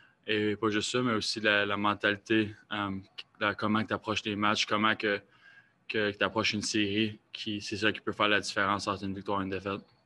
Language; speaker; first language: French; native; French